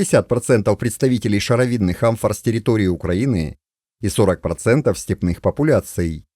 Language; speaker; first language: Russian; native; Russian